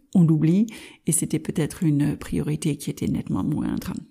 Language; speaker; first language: French; non-native, fluent; English